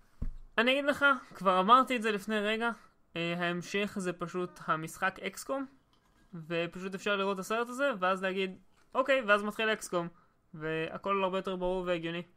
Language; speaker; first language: Hebrew; native; Hebrew